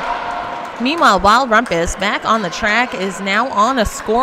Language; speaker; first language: English; native; English